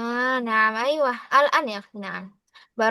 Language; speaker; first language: Arabic; non-native, fluent; Indonesian